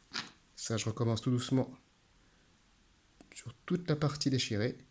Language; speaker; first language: French; native; French